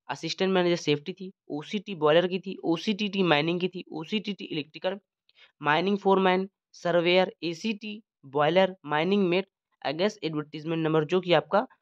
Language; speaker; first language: Hindi; native; Hindi